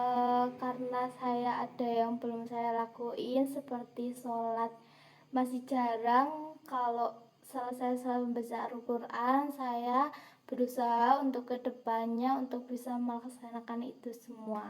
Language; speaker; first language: Indonesian; non-native, local second language; Javanese